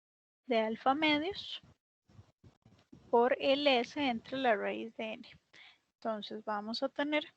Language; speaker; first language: Spanish; native; Spanish